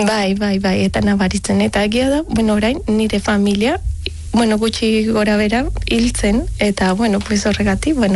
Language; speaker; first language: Basque; non-native, learner; Spanish